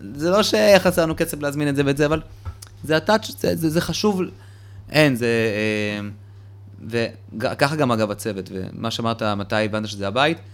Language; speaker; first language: Hebrew; early bilingual, other home language; Russian